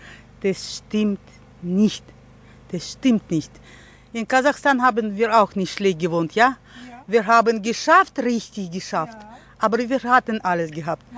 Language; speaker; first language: German; early bilingual, heritage; German